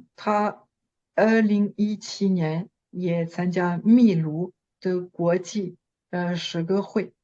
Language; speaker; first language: Chinese; non-native, fluent; French